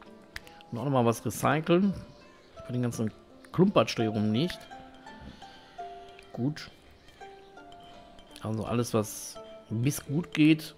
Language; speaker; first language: German; native; German